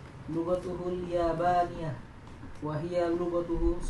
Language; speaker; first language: Arabic; non-native, learner; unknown